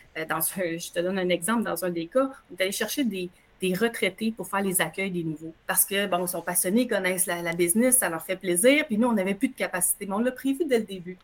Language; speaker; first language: French; native; French